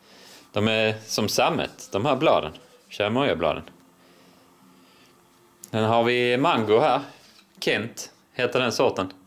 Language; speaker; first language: Swedish; native; Swedish